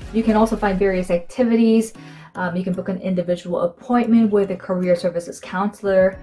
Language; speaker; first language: English; non-native, fluent; Korean